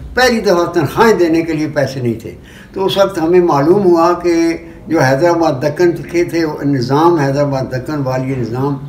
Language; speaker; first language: Urdu; native; Urdu